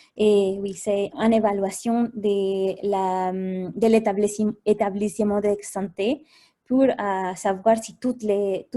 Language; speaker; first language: French; non-native, fluent; Spanish